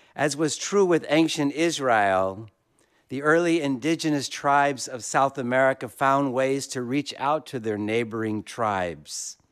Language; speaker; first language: English; native; English